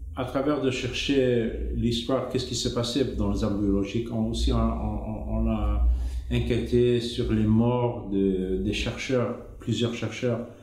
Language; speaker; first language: French; non-native, fluent; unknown